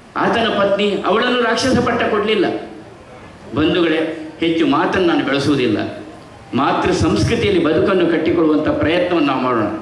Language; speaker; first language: Kannada; non-native, local second language; Tulu